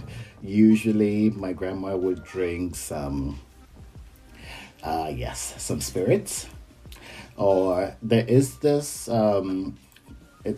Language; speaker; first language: English; non-native, local second language; Yoruba